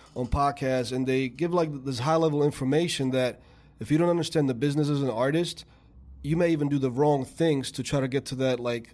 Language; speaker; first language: English; early bilingual, other home language; Slovak